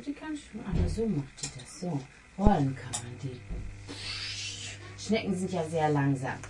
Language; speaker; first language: German; native; German